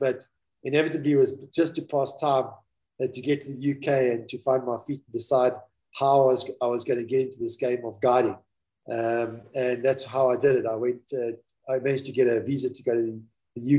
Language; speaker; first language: English; native; English